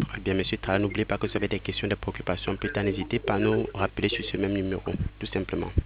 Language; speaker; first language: French; native; French